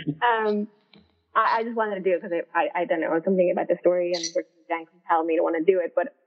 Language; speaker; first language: English; native; English